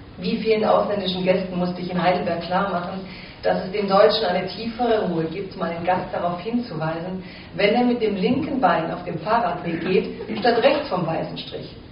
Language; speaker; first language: German; native; German